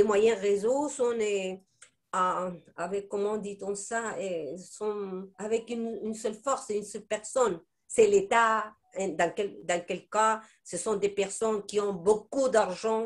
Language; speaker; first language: French; non-native, fluent; Spanish